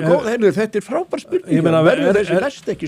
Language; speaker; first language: Icelandic; native; Icelandic